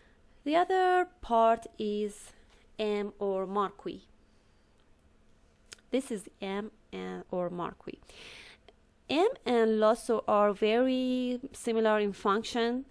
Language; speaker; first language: English; non-native, fluent; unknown